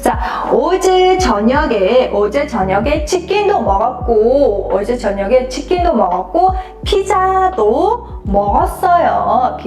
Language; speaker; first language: Korean; non-native, fluent; Mongolian